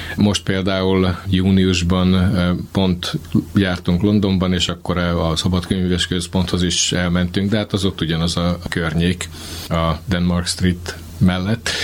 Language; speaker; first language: Hungarian; native; Hungarian